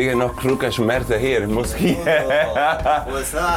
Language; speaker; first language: German; non-native, fluent; Spanish